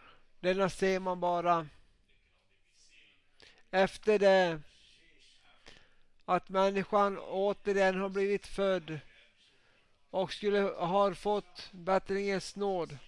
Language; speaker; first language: Swedish; non-native, local second language; Finnish